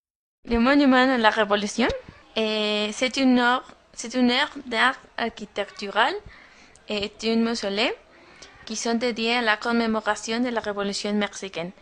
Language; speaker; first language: French; non-native, learner; Spanish